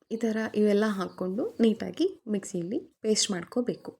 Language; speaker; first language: Kannada; non-native, local second language; Telugu